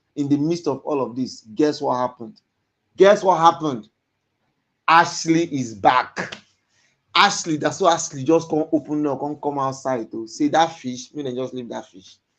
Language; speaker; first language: Nigerian Pidgin; non-native, local second language; Yoruba